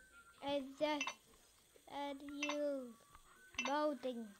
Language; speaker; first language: English; native; English